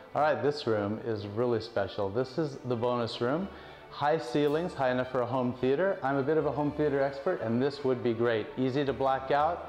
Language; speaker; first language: English; native; English